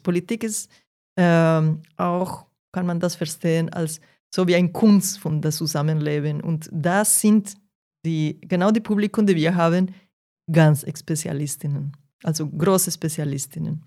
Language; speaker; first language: German; non-native, fluent; Portuguese